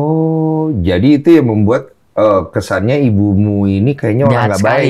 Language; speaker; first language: Indonesian; native; Indonesian